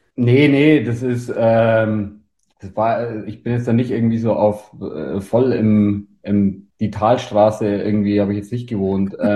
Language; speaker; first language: German; native; German